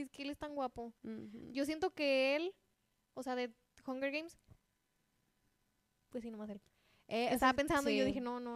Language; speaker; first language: Spanish; native; Spanish